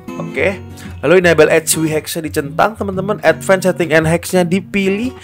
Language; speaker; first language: Indonesian; native; Indonesian